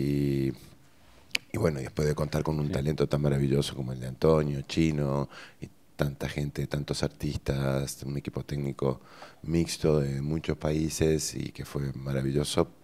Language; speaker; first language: Spanish; native; Spanish